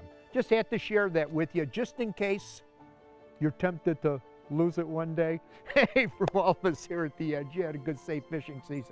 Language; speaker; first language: English; native; English